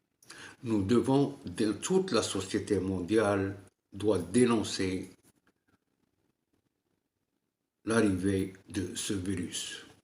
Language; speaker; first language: French; non-native, local second language; Arabic